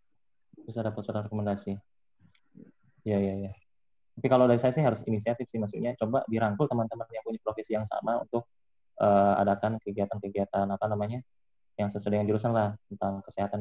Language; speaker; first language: Indonesian; native; Indonesian